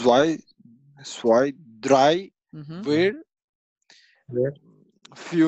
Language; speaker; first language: German; non-native, learner; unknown